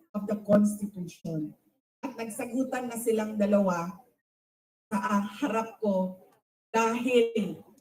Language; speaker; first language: Filipino; non-native, local second language; Cebuano